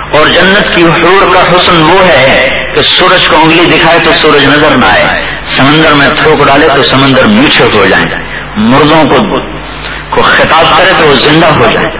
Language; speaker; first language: Urdu; non-native, local second language; Punjabi